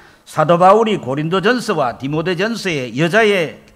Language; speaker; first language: Korean; native; Korean